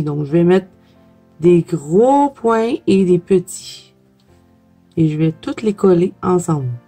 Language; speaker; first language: French; native; French